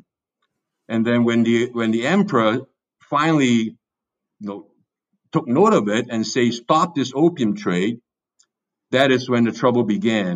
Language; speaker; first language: English; non-native, local second language; Cantonese